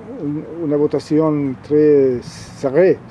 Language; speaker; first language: French; non-native, learner; Spanish